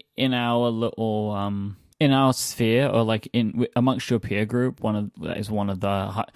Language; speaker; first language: English; native; English